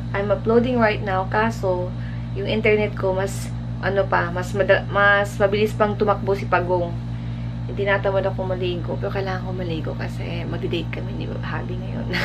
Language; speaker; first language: Filipino; native; Filipino